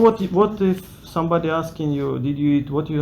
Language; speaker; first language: English; non-native, learner; Russian